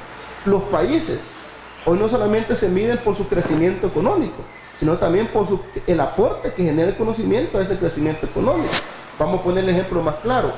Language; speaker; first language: Spanish; native; Spanish